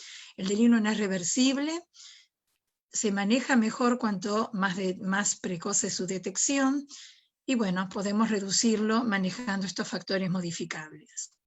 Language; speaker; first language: Spanish; native; Spanish